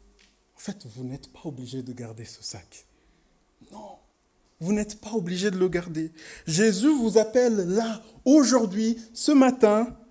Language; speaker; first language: French; native; French